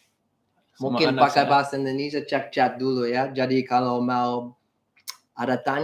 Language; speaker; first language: Indonesian; non-native, learner; English